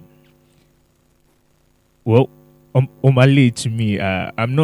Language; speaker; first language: English; non-native, local second language; Yoruba